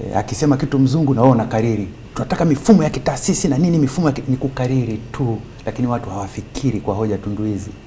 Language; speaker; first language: Swahili; native; Swahili